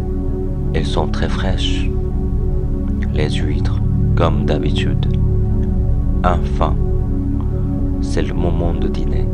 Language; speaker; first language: French; non-native, fluent; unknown